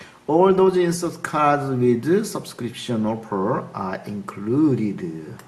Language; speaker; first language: English; non-native, fluent; Korean